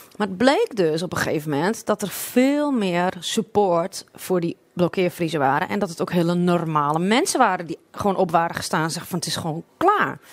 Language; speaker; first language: Dutch; non-native, local second language; Western Frisian